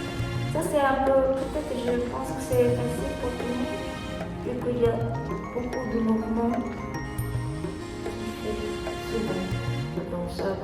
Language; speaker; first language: French; non-native, learner; Japanese